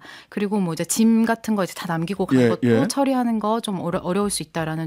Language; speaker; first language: Korean; native; Korean